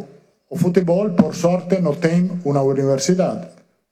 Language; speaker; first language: Portuguese; non-native, fluent; Italian